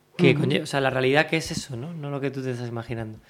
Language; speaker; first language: Spanish; native; Spanish